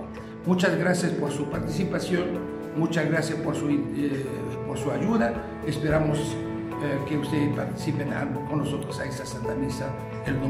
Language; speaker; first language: Spanish; non-native, fluent; Arabic